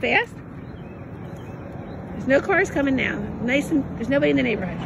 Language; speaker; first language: English; native; English